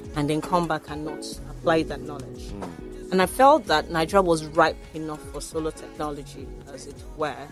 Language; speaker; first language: English; non-native, local second language; Yoruba